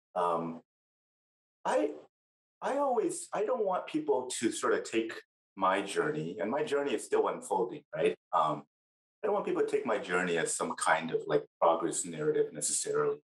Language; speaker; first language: English; native; English